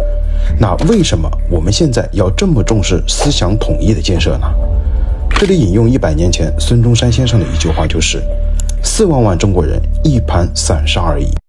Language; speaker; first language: Chinese; native; Chinese